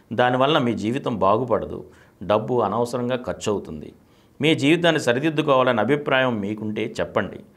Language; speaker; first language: Telugu; native; Telugu